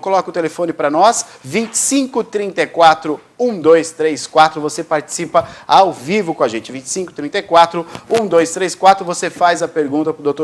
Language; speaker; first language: Portuguese; native; Portuguese